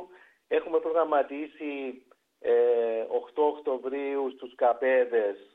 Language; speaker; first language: Greek; native; Greek